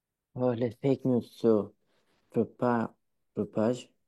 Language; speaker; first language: French; non-native, learner; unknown